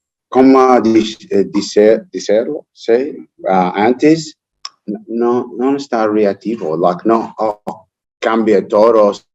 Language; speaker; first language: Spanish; non-native, learner; English